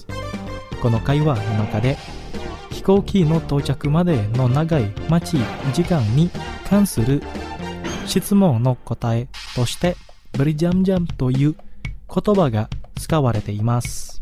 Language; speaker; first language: Japanese; non-native, fluent; Indonesian